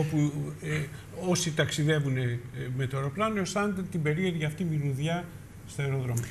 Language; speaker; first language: Greek; native; Greek